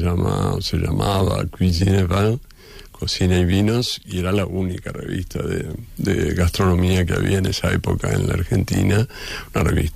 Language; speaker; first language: Spanish; native; Spanish